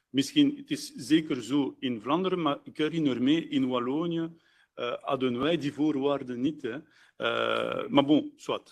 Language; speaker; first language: Dutch; non-native, local second language; French